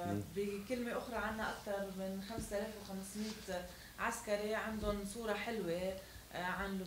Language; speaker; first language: Arabic; native; Arabic